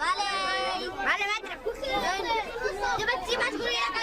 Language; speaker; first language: Spanish; non-native, learner; Arabic